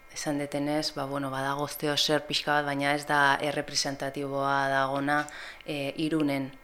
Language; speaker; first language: Basque; non-native, local second language; Spanish